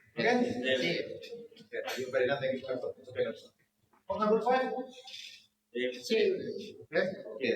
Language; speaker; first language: English; non-native, learner; Indonesian